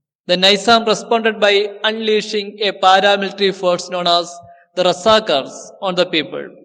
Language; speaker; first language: English; non-native, local second language; Malayalam